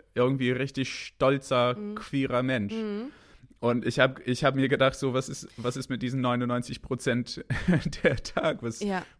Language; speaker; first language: German; non-native, fluent; English